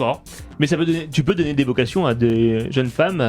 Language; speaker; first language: French; native; French